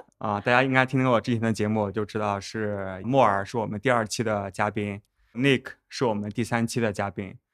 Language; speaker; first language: Chinese; native; Chinese